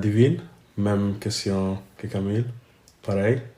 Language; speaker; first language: French; non-native, learner; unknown